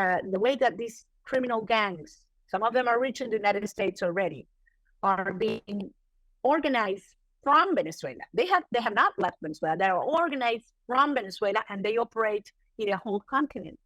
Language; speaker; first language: English; non-native, fluent; Spanish